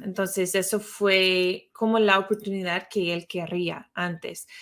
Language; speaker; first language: Spanish; non-native, fluent; English